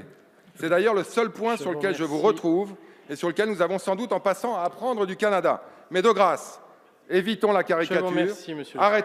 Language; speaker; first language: French; native; French